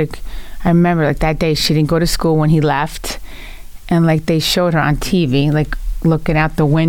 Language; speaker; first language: English; early bilingual, other home language; Italian